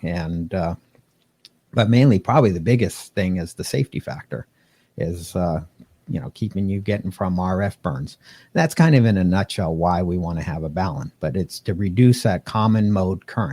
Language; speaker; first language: English; native; English